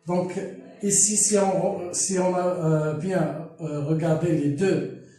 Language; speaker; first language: French; non-native, local second language; Arabic